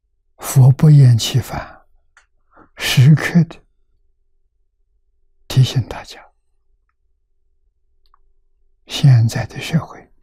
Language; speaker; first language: Chinese; native; Chinese